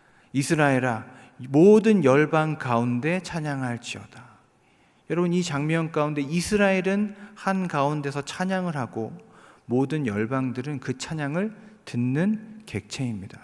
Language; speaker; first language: Korean; native; Korean